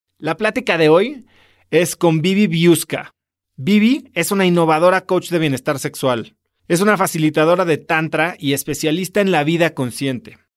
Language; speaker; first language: Spanish; native; Spanish